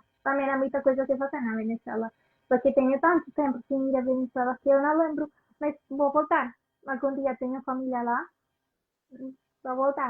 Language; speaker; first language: Portuguese; non-native, fluent; Spanish